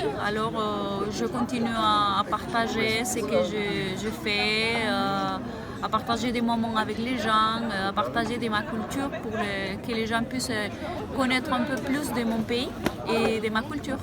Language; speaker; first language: French; non-native, fluent; Spanish